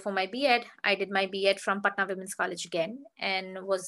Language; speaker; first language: English; non-native, local second language; Hindi